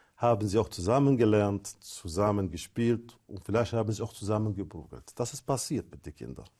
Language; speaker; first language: German; non-native, fluent; Arabic